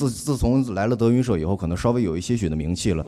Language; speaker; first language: Chinese; native; Chinese